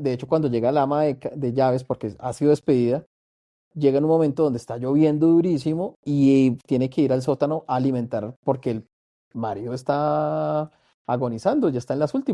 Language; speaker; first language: Spanish; native; Spanish